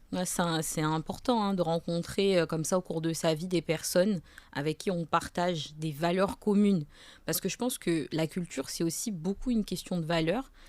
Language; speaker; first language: French; native; French